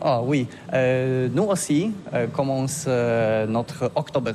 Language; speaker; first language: French; non-native, learner; Polish